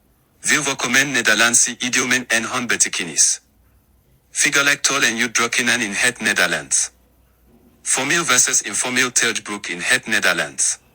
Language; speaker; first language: Dutch; non-native, learner; English